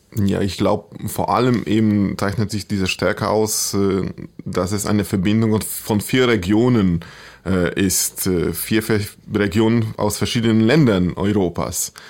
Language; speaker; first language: German; non-native, fluent; Polish